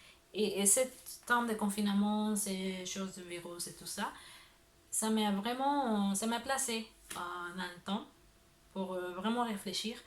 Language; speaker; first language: French; non-native, learner; Spanish